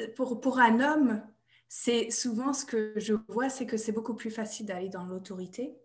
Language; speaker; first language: French; non-native, fluent; English